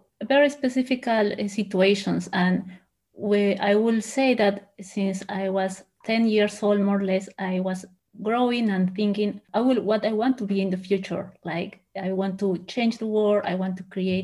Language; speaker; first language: English; non-native, fluent; Spanish